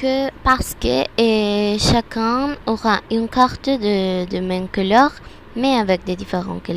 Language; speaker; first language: French; non-native, learner; Spanish